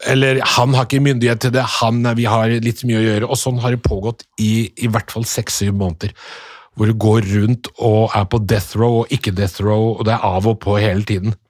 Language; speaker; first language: Norwegian; early bilingual, other home language; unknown